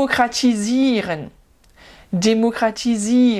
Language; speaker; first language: German; non-native, fluent; French